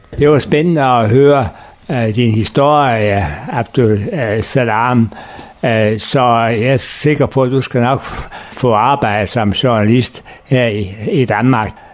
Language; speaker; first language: Danish; native; Danish